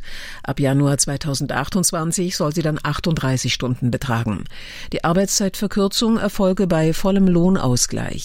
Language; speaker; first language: German; native; German